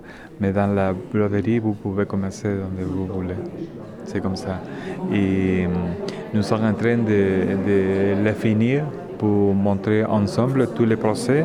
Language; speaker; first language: French; non-native, learner; Spanish